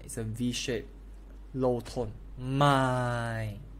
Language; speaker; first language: English; non-native, local second language; Chinese